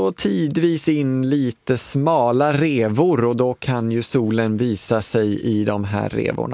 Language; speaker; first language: Swedish; native; Swedish